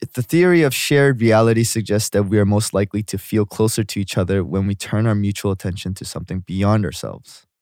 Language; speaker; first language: English; native; English